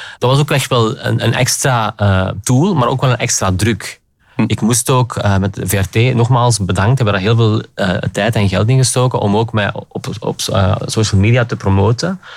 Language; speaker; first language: Dutch; native; Dutch